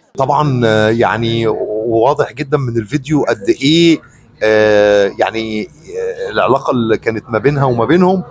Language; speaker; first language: Arabic; native; Arabic